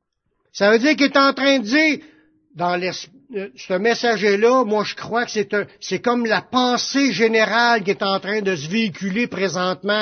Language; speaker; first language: French; native; French